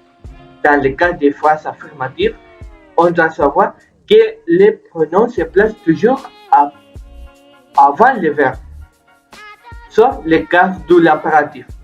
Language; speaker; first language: French; non-native, learner; Spanish